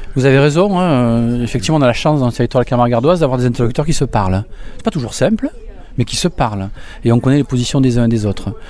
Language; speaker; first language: French; native; French